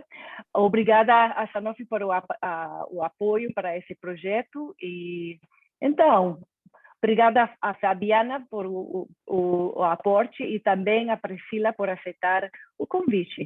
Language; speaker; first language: Portuguese; non-native, fluent; Spanish